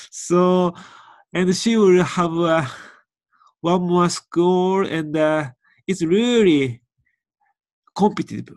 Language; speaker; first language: English; non-native, learner; Japanese